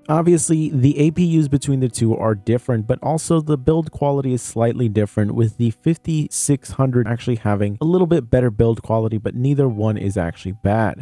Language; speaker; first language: English; native; English